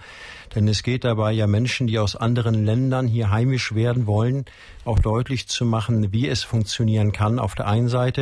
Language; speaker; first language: German; native; German